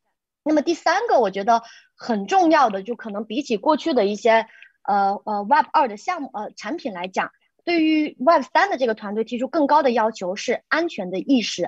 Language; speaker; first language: Chinese; native; Chinese